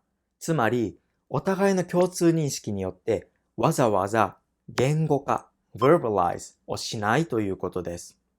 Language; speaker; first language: Japanese; non-native, fluent; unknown